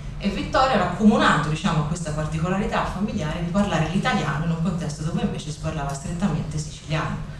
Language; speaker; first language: Italian; native; Italian